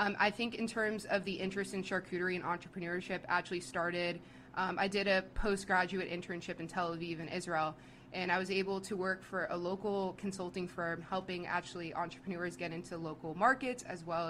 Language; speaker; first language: English; native; English